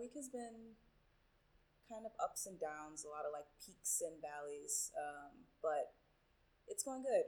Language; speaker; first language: English; early bilingual, other home language; Spanish